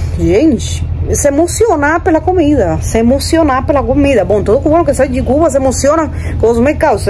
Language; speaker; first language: Portuguese; non-native, fluent; Spanish